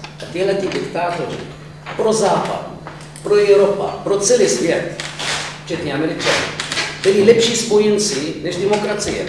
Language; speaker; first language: Czech; non-native, fluent; Arabic